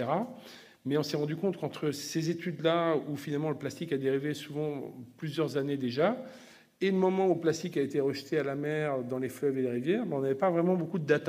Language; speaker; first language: French; native; French